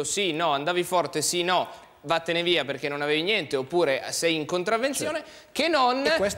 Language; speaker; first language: Italian; native; Italian